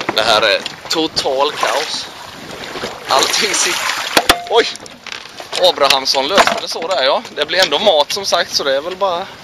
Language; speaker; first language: Swedish; early bilingual, other home language; Russian